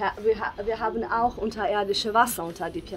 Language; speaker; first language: German; non-native, learner; Bosnian